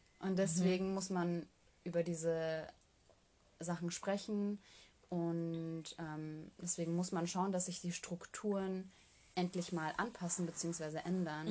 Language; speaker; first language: German; early bilingual, other home language; Turkish